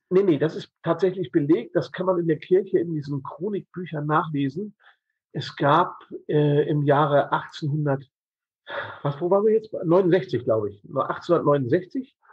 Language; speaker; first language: German; native; German